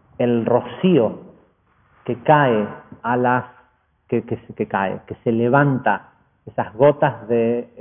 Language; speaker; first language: Spanish; native; Spanish